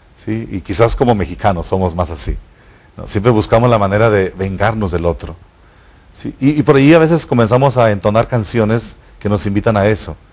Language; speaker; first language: Spanish; native; Spanish